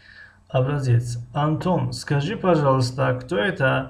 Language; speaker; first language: Russian; non-native, fluent; Tajik